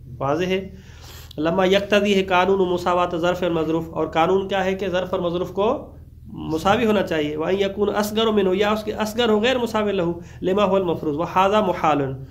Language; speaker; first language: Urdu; non-native, local second language; Sindhi